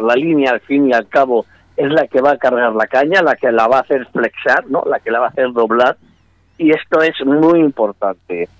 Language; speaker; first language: Spanish; native; Spanish